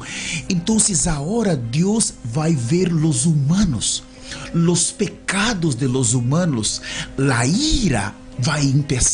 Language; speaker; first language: Spanish; non-native, learner; Portuguese